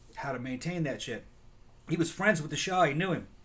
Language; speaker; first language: English; native; English